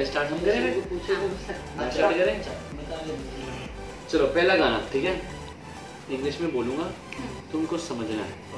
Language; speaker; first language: Hindi; non-native, local second language; Punjabi